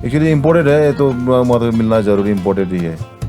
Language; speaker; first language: Hindi; non-native, local second language; Nepali